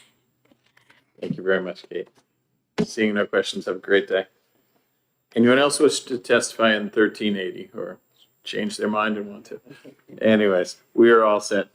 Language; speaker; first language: English; native; English